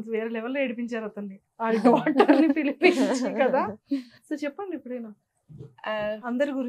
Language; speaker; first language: Telugu; native; Telugu